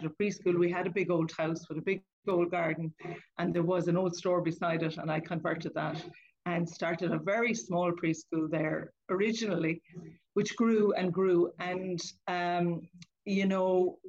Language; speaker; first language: English; native; English